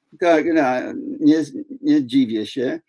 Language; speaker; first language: Polish; non-native, fluent; English